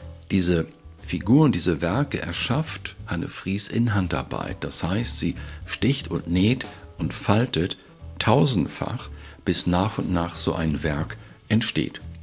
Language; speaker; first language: German; native; German